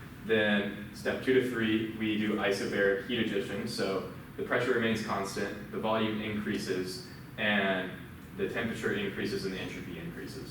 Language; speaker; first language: English; native; English